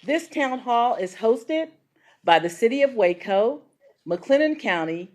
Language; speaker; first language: English; native; English